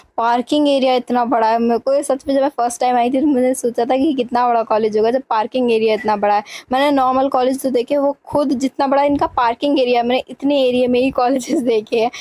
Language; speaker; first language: Hindi; native; Hindi